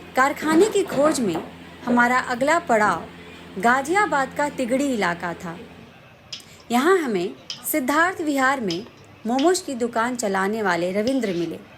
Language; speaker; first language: Hindi; native; Hindi